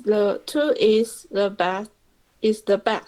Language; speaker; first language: English; non-native, learner; Chinese